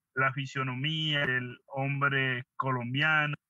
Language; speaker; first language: Spanish; native; Spanish